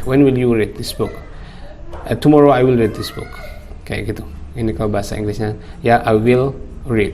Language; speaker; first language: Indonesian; non-native, local second language; Javanese